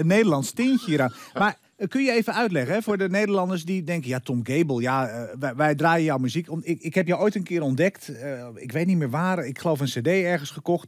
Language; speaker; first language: Dutch; native; Dutch